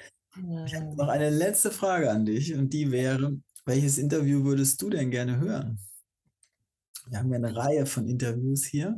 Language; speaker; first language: German; native; German